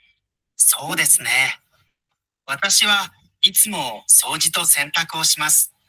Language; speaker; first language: Japanese; non-native, learner; Bangla